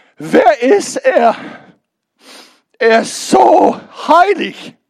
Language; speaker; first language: German; non-native, learner; English